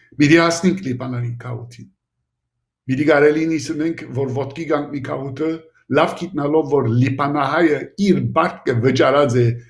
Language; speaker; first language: Armenian; early bilingual, heritage; Armenian